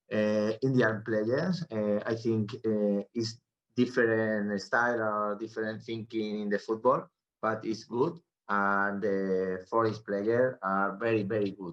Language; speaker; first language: English; non-native, learner; Spanish